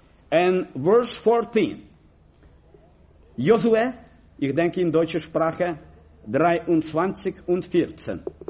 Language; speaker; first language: German; non-native, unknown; Russian